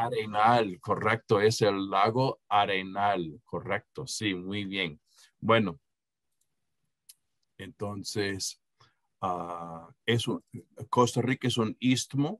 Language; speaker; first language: Spanish; non-native, fluent; English